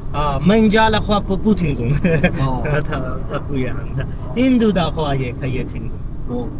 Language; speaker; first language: Chinese; non-native, learner; Urdu